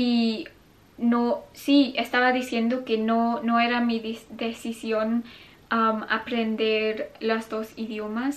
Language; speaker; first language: Spanish; non-native, fluent; English